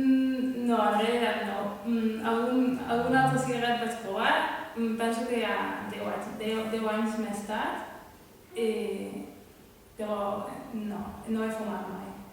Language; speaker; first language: Catalan; non-native, fluent; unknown